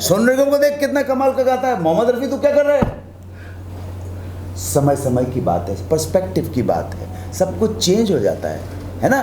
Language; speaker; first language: Hindi; native; Hindi